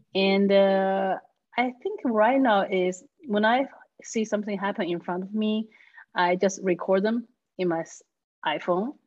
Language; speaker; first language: English; non-native, fluent; Chinese